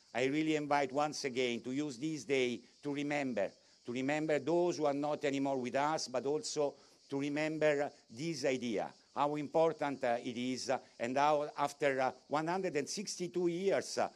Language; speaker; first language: English; non-native, fluent; Italian